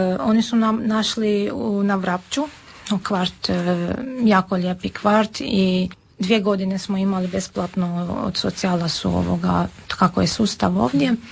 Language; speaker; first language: Serbian; non-native, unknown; Armenian